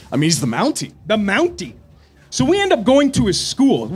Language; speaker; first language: English; native; English